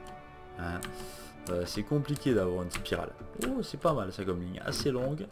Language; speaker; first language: French; native; French